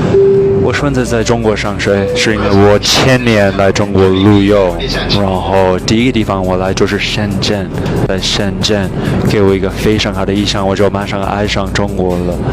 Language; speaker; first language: Chinese; non-native, fluent; English